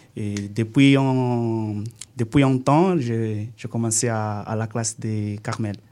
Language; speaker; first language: French; non-native, learner; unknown